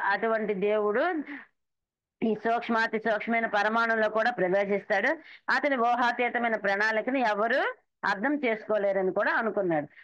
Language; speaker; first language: Telugu; native; Telugu